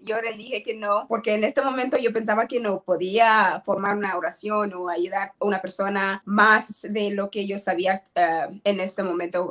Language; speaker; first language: Spanish; non-native, learner; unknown